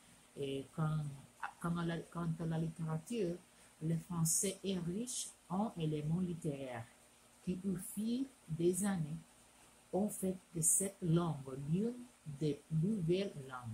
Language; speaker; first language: French; non-native, learner; Spanish